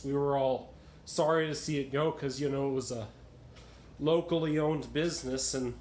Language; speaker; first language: English; native; English